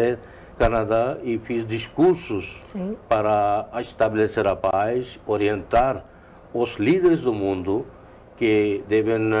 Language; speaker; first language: Portuguese; non-native, learner; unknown